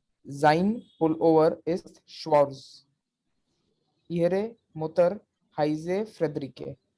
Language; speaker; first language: German; non-native, learner; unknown